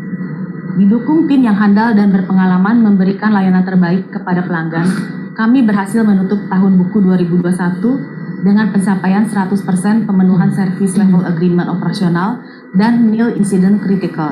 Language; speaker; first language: Indonesian; native; Indonesian